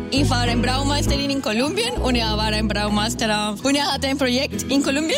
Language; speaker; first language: German; non-native, learner; Spanish